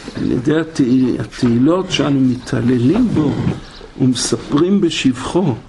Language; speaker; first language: Hebrew; native; Hebrew